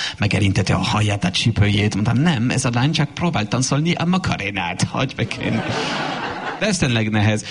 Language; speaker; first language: Hungarian; non-native, fluent; French